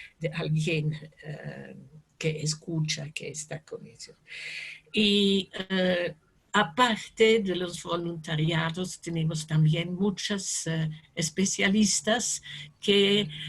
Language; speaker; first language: Spanish; non-native, fluent; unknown